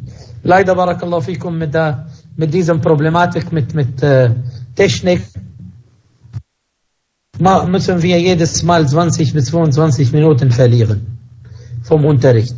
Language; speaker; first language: German; non-native, fluent; Arabic